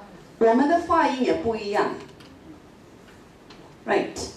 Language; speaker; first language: Chinese; non-native, local second language; Min Nan Chinese